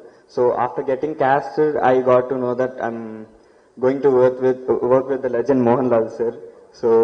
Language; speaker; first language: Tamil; non-native, learner; Malayalam